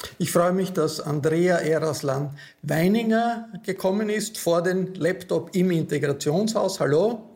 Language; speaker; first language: German; native; German